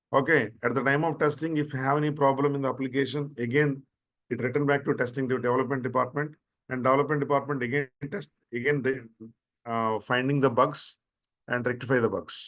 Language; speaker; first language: English; non-native, local second language; Telugu